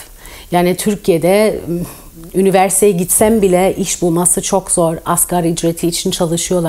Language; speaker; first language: Turkish; early bilingual, heritage; Turkish